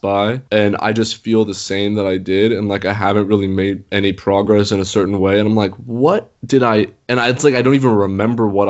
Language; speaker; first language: English; native; English